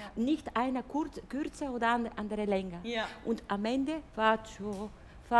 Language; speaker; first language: German; non-native, fluent; Bulgarian